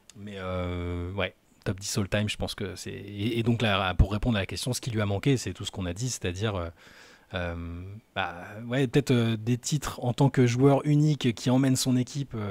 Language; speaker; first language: French; native; French